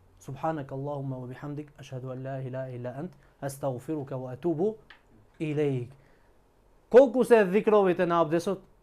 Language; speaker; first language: Macedonian; non-native, local second language; Albanian